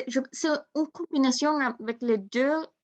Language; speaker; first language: French; non-native, learner; Spanish